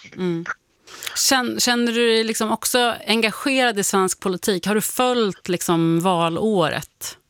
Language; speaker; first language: Swedish; native; Swedish